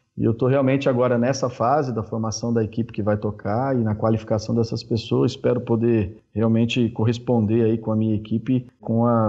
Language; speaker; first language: Portuguese; native; Portuguese